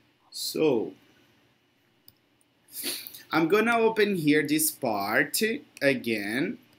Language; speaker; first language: English; non-native, fluent; Portuguese